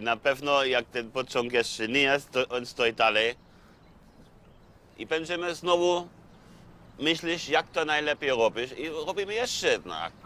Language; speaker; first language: Polish; non-native, fluent; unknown